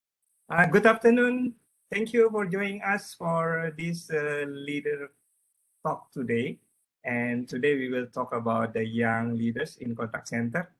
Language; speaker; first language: English; non-native, learner; Indonesian